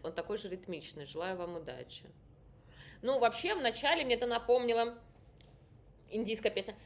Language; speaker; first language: Russian; native; Russian